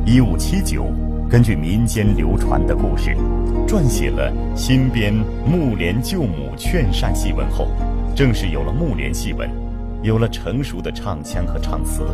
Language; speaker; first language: Chinese; native; Chinese